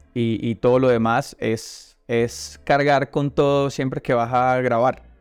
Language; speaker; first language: Spanish; native; Spanish